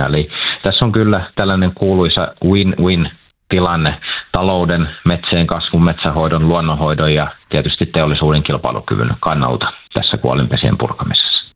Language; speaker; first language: Finnish; native; Finnish